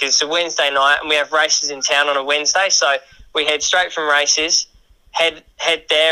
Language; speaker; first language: English; native; English